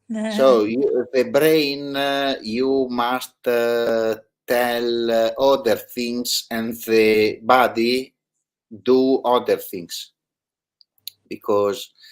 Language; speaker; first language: English; non-native, learner; Italian